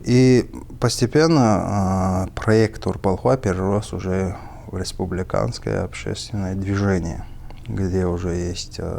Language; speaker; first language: Russian; non-native, local second language; Chechen